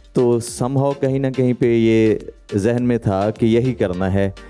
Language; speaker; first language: Hindi; native; Hindi